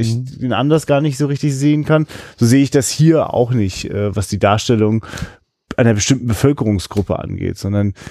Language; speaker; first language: German; native; German